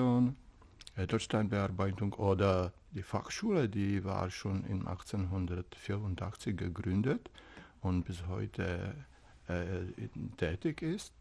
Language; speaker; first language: German; non-native, fluent; Czech